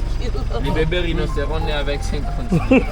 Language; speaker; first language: French; native; French